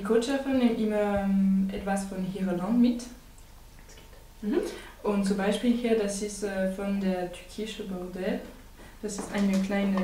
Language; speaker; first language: German; non-native, learner; French